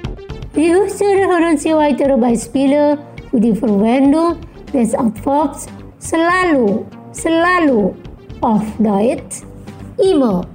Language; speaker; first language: German; non-native, fluent; Indonesian